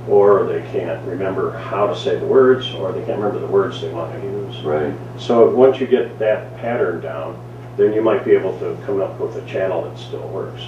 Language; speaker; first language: English; native; English